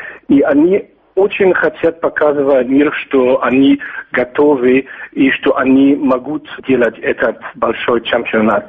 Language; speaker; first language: Russian; non-native, learner; German